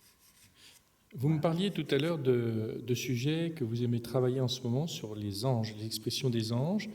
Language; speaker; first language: French; native; French